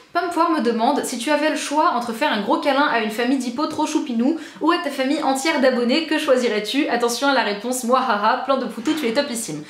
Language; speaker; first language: French; native; French